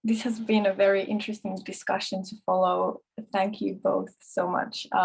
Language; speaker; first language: English; non-native, fluent; Finnish